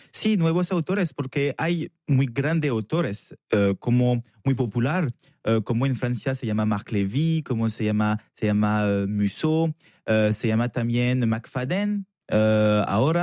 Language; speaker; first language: Spanish; non-native, learner; French